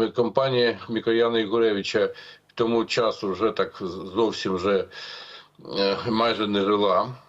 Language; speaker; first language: Ukrainian; non-native, local second language; Russian